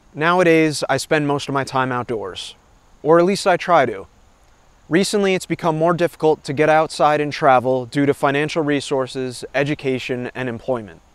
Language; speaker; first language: English; native; English